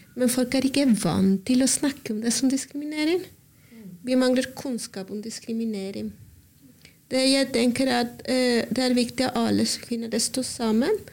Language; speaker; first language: Norwegian; non-native, learner; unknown